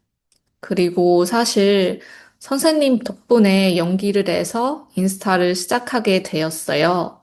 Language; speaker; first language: Korean; non-native, fluent; Chinese